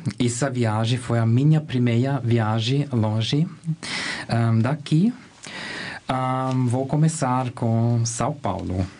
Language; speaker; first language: Portuguese; non-native, learner; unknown